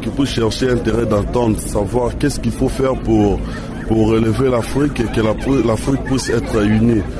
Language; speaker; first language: French; non-native, local second language; Lingala